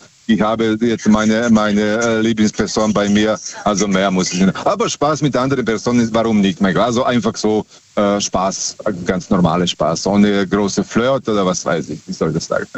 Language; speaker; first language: German; non-native, fluent; Serbian